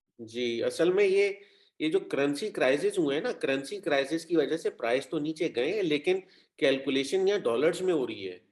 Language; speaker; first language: Urdu; native; Urdu